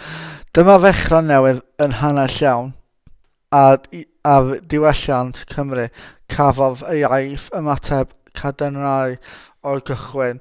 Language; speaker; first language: Welsh; non-native, local second language; English